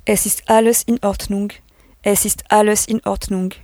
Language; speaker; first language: German; non-native, learner; French